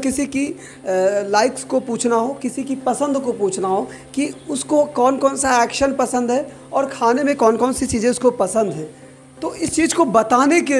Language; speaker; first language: Hindi; native; Hindi